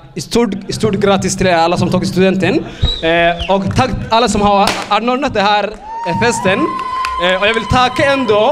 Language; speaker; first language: Swedish; early bilingual, other home language; Somali